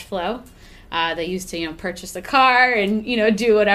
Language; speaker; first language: English; native; English